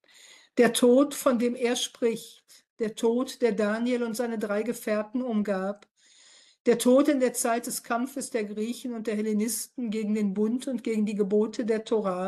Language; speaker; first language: German; native; German